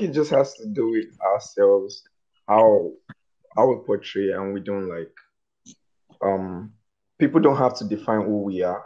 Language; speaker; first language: English; non-native, local second language; Yoruba